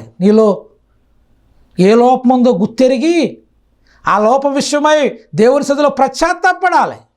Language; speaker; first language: Telugu; native; Telugu